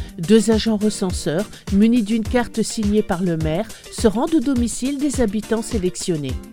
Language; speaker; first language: French; native; French